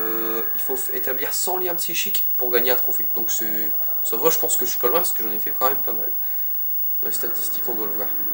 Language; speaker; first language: French; native; French